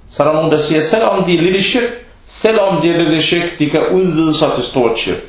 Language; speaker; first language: Danish; non-native, fluent; Arabic